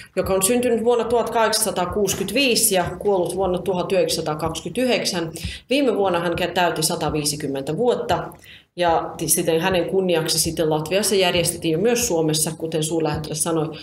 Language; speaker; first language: Finnish; non-native, fluent; Latvian